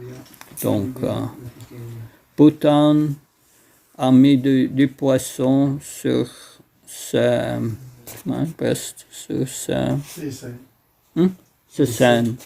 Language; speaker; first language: French; non-native, fluent; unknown